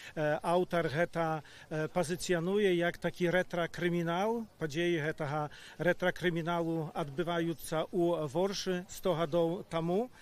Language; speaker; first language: Polish; non-native, local second language; Belarusian